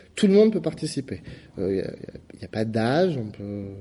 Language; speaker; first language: French; native; French